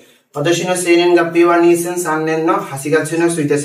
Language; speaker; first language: Japanese; non-native, learner; Bangla